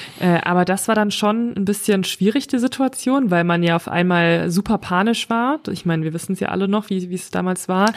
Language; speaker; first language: German; native; German